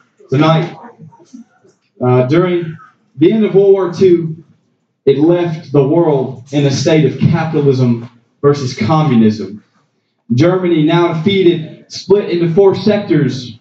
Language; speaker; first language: English; native; English